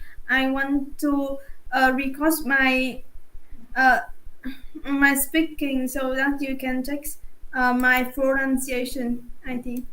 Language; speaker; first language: English; non-native, learner; Vietnamese